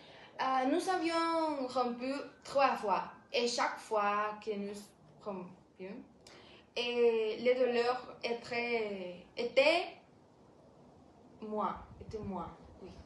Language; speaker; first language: French; non-native, learner; Spanish